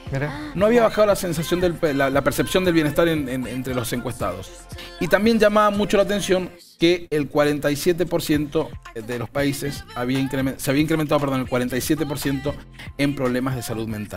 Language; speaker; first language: Spanish; native; Spanish